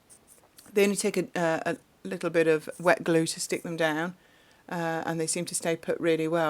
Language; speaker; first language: English; native; English